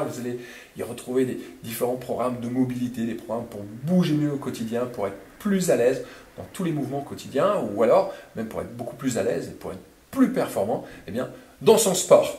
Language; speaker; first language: French; native; French